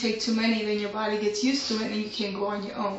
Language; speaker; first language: English; native; English